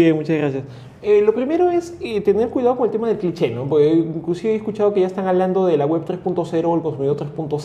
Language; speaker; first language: Spanish; native; Spanish